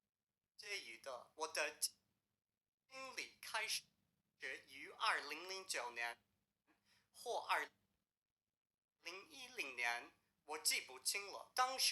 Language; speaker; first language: Chinese; non-native, learner; English